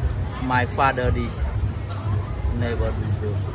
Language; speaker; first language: English; non-native, learner; Khmer